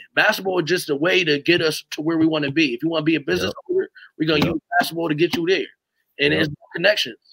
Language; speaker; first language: English; native; English